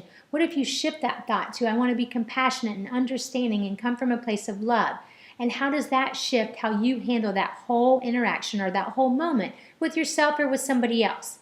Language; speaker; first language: English; native; English